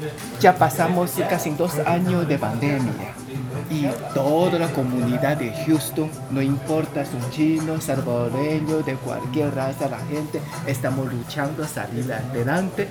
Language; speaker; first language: Spanish; non-native, learner; Chinese